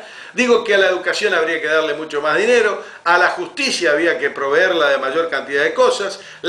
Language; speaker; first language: Spanish; native; Spanish